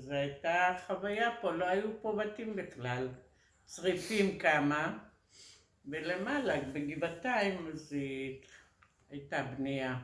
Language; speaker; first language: Hebrew; early bilingual, other home language; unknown